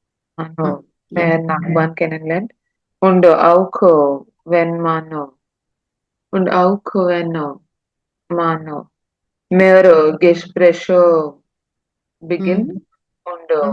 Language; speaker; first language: German; non-native, learner; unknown